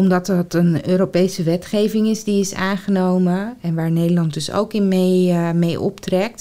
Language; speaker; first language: Dutch; native; Dutch